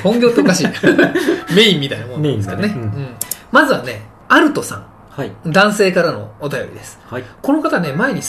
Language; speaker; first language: Japanese; native; Japanese